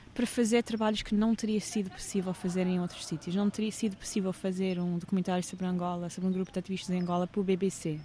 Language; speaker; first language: Portuguese; early bilingual, heritage; English